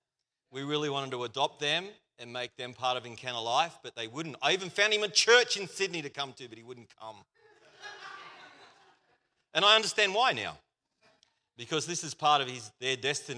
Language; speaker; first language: English; native; English